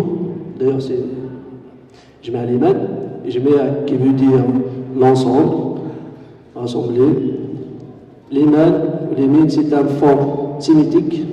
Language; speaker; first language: French; non-native, local second language; Kabyle